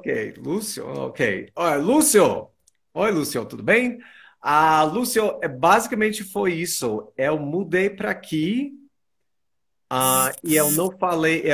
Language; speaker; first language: Portuguese; non-native, fluent; English